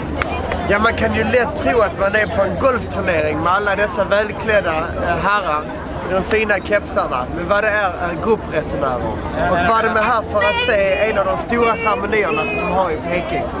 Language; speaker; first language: Swedish; native; Swedish